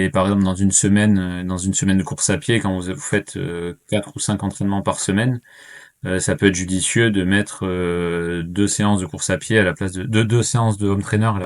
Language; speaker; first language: French; native; French